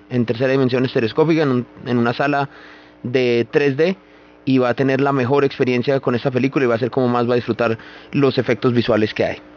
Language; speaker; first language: Spanish; native; Spanish